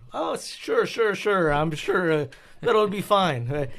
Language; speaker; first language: English; early bilingual, other home language; Spanish